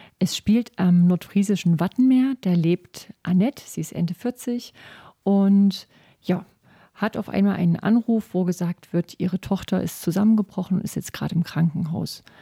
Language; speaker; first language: German; native; German